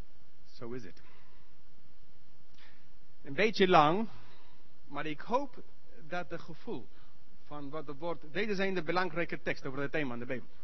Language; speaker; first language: Dutch; non-native, learner; English